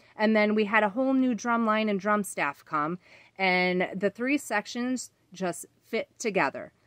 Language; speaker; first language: English; native; English